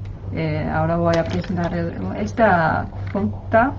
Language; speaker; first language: Spanish; non-native, learner; Chinese